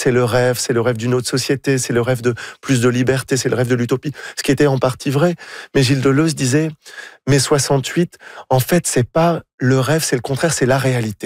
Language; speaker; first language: French; native; French